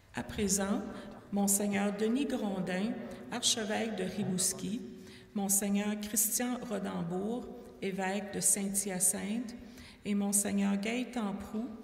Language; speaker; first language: French; native; French